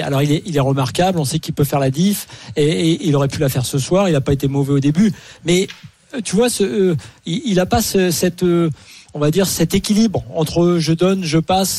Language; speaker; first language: French; native; French